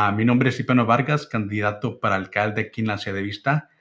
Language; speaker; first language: Spanish; early bilingual, heritage; Spanish